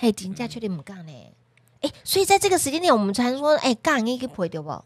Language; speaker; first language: Chinese; native; Chinese